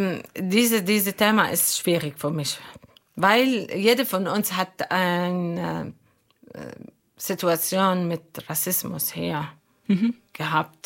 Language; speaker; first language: German; non-native, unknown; Arabic